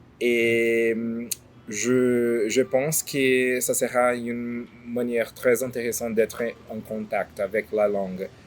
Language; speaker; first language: French; non-native, learner; Portuguese